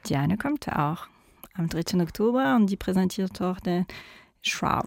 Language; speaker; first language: German; non-native, fluent; French